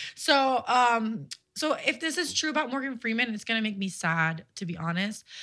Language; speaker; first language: English; early bilingual, other home language; Spanish